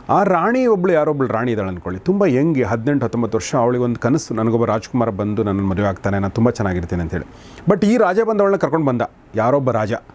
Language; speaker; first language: Kannada; native; Kannada